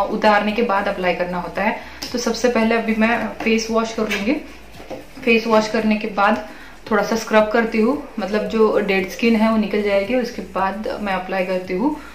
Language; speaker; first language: Hindi; non-native, local second language; Marathi